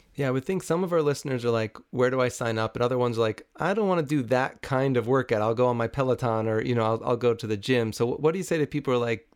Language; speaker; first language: English; native; English